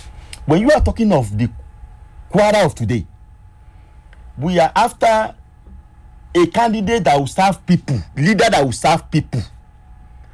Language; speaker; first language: English; non-native, local second language; Yoruba